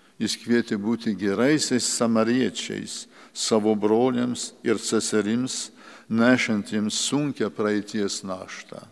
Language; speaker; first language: Lithuanian; early bilingual, heritage; Lithuanian